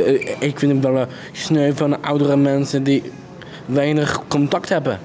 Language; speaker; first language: Dutch; non-native, learner; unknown